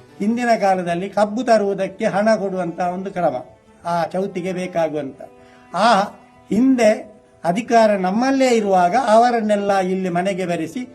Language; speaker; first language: Kannada; non-native, local second language; Tulu